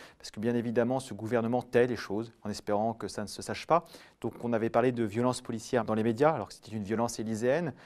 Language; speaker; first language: French; native; French